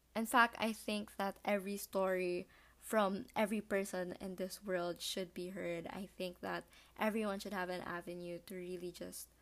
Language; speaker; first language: English; non-native, local second language; Filipino